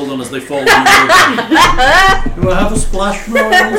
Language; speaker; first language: English; native; English